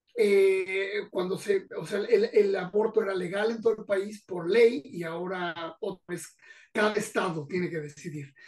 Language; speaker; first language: Spanish; native; Spanish